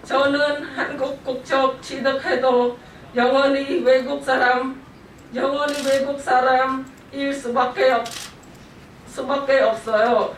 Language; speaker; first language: Korean; non-native, learner; Khmer